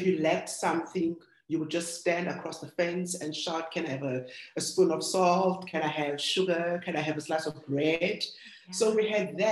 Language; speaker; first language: English; non-native, local second language; Xhosa